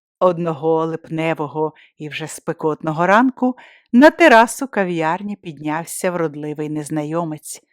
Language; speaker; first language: Ukrainian; native; Ukrainian